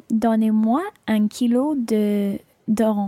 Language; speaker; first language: French; non-native, learner; English